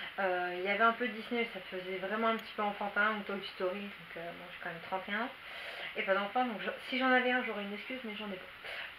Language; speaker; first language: French; native; French